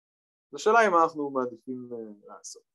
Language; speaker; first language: Hebrew; native; Hebrew